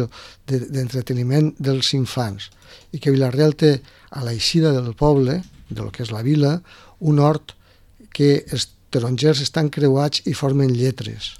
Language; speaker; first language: Catalan; native; Catalan